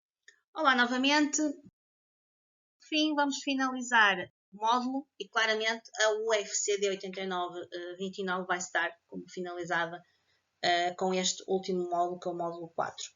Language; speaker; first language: Portuguese; native; Portuguese